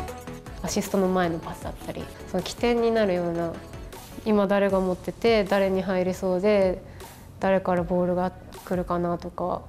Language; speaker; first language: Japanese; native; Japanese